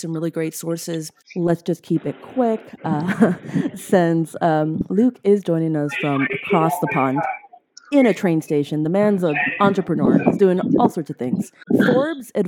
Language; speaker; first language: English; native; English